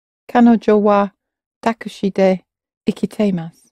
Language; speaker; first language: Japanese; non-native, learner; English